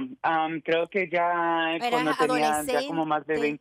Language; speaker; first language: Spanish; early bilingual, heritage; Spanish